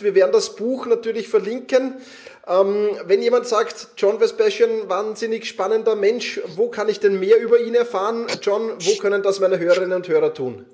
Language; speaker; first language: German; native; German